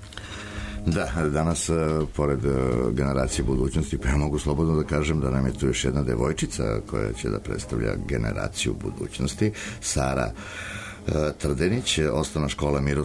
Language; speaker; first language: Serbian; native; Serbian